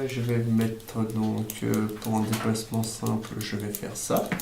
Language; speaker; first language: French; native; French